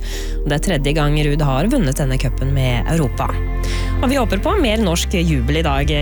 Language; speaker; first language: Norwegian; native; Norwegian